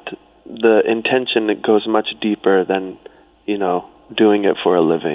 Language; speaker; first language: English; native; English